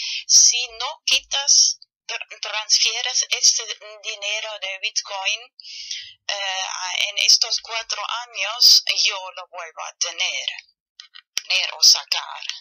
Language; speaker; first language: Spanish; non-native, learner; German